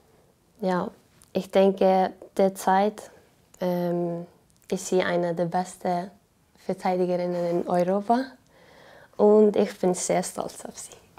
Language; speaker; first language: German; non-native, learner; Icelandic